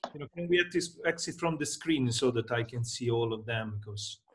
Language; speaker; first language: English; non-native, fluent; Italian